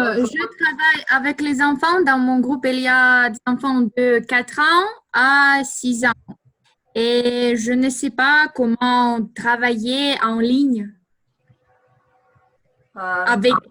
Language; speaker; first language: French; non-native, learner; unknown